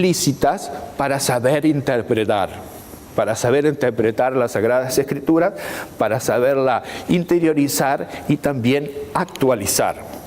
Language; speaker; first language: Spanish; native; Spanish